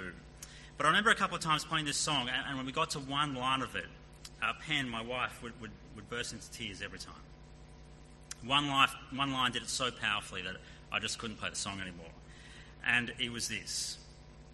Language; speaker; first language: English; native; English